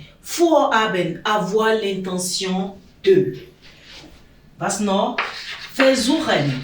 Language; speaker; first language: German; non-native, fluent; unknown